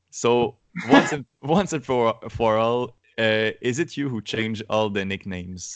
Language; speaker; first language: English; non-native, learner; French